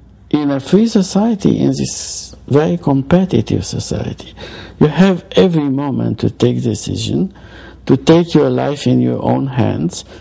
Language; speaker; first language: English; non-native, fluent; Romanian